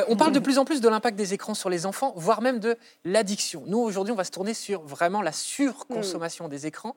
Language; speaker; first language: French; native; French